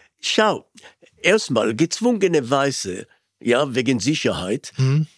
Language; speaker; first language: German; non-native, fluent; Hebrew